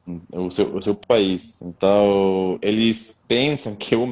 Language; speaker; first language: Portuguese; non-native, fluent; Spanish